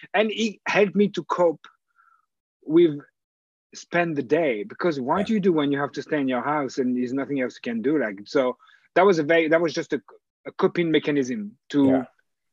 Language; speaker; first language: English; non-native, fluent; French